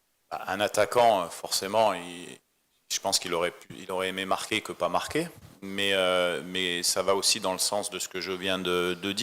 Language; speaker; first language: French; native; French